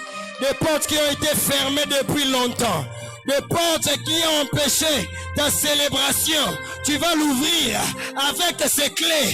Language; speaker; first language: French; non-native, local second language; Lingala